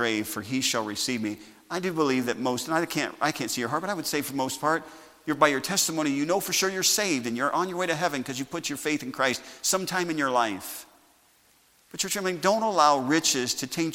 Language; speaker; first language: English; native; English